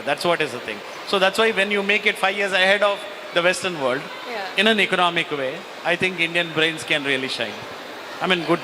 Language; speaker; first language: English; non-native, local second language; Kannada